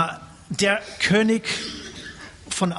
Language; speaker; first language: German; non-native, fluent; English